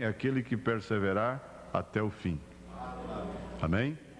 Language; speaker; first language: Portuguese; native; Portuguese